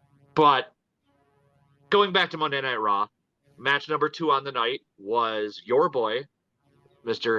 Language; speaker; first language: English; native; English